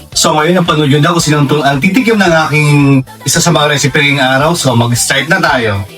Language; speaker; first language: Filipino; non-native, local second language; Pampanga